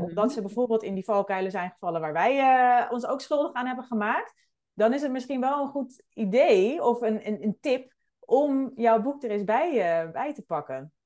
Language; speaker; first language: Dutch; native; Dutch